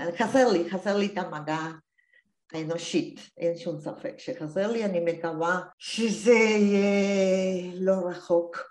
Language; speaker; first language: Hebrew; non-native, fluent; Spanish